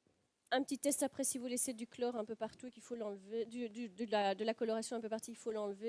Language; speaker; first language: French; native; French